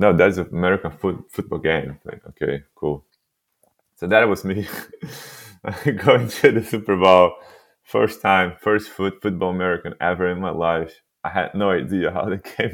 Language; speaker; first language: English; non-native, fluent; Portuguese